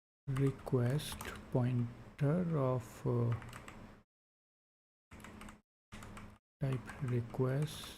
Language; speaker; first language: English; non-native, local second language; Hindi